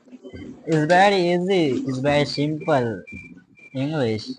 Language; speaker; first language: English; non-native, learner; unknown